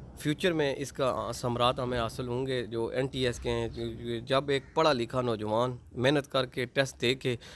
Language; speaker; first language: Urdu; non-native, local second language; Pahari-Potwari